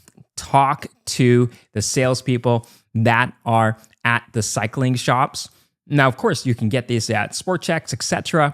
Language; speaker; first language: English; native; English